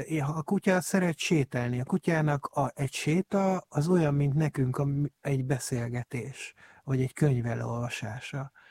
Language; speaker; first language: Hungarian; native; Hungarian